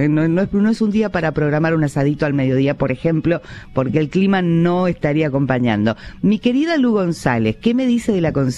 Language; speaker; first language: Spanish; native; Spanish